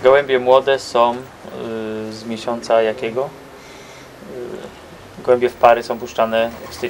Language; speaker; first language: Polish; native; Polish